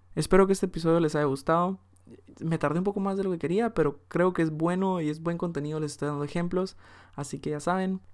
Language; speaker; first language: Spanish; early bilingual, heritage; Spanish